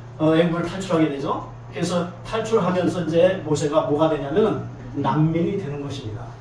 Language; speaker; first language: Korean; native; Korean